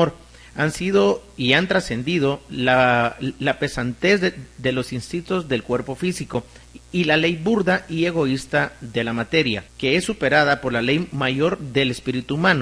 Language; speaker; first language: Spanish; native; Spanish